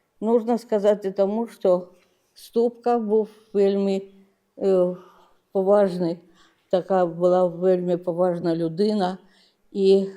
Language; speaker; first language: Ukrainian; non-native, local second language; Russian